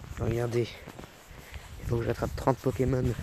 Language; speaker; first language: French; native; French